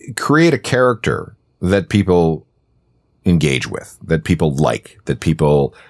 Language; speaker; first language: English; native; English